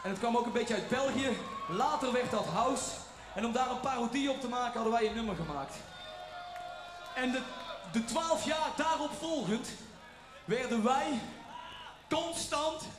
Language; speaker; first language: Dutch; native; Dutch